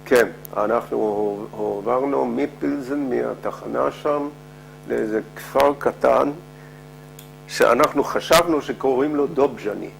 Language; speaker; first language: Hebrew; non-native, fluent; Dutch